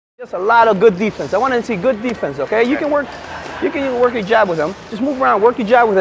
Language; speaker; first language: English; native; English